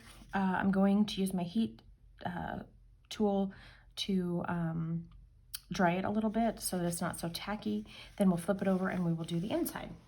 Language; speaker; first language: English; native; English